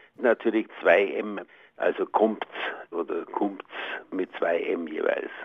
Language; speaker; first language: German; native; German